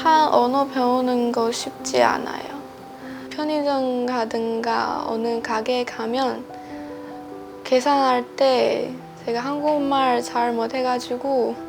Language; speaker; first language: Korean; non-native, learner; Chinese